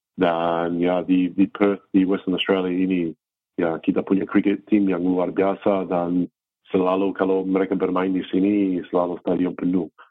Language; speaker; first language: Indonesian; non-native, fluent; English